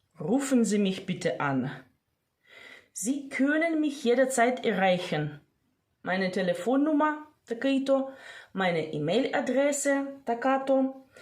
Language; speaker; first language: German; non-native, fluent; Ukrainian